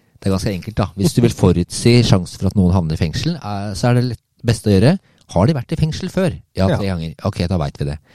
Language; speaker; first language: Norwegian; native; Norwegian